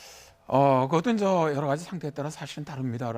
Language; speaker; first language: Korean; native; Korean